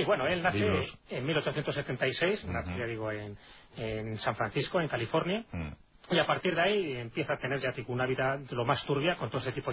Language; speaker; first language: Spanish; native; Spanish